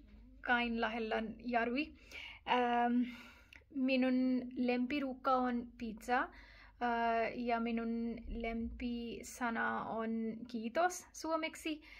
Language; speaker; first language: Finnish; non-native, learner; Urdu